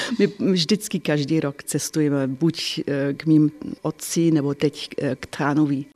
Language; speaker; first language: Czech; non-native, fluent; German